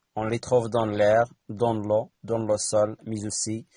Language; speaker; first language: French; non-native, local second language; Arabic